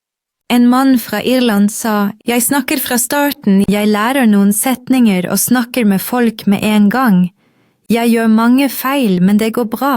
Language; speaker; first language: Norwegian; non-native, fluent; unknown